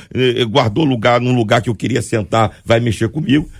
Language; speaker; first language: Portuguese; native; Portuguese